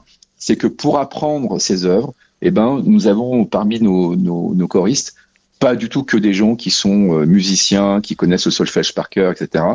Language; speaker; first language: French; native; French